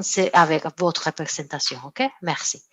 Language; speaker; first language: French; non-native, learner; Spanish